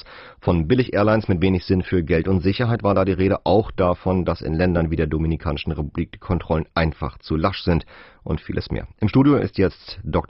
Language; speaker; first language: German; native; German